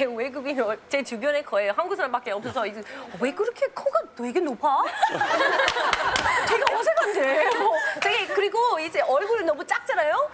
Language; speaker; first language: Korean; non-native, fluent; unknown